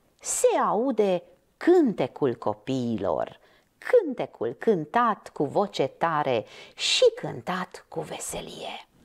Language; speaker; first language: Romanian; non-native, local second language; Hungarian